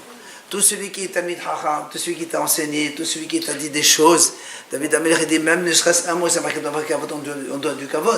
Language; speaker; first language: French; native; French